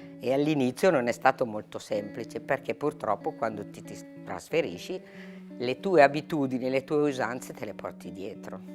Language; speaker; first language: Italian; non-native, local second language; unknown